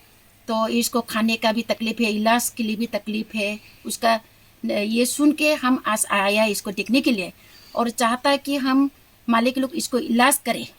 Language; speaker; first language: Hindi; non-native, local second language; Garo